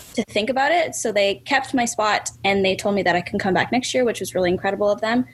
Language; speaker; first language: English; native; English